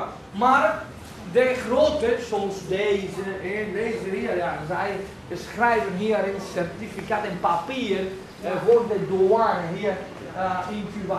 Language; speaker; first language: Dutch; non-native, learner; Spanish